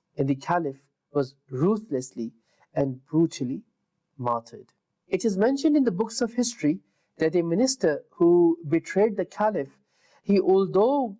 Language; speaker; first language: English; non-native, local second language; Urdu